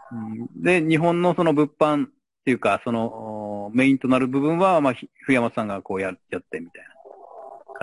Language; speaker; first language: Japanese; native; Japanese